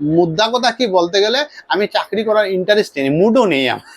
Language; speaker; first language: Bangla; native; Bangla